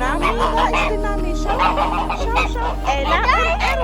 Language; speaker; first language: German; non-native, learner; Filipino